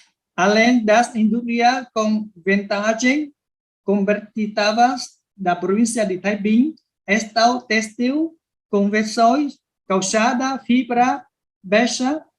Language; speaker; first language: Portuguese; non-native, learner; Vietnamese